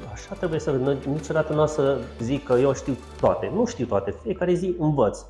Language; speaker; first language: Romanian; non-native, local second language; Hungarian